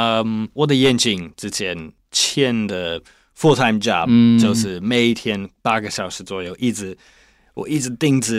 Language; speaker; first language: Chinese; non-native, learner; English